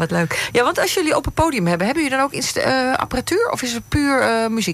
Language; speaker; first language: Dutch; native; Dutch